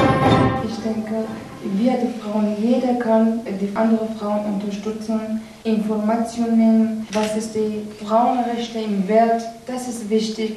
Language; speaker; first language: German; non-native, learner; Persian